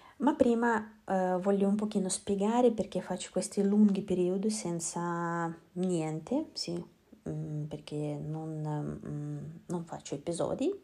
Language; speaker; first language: Italian; non-native, learner; Russian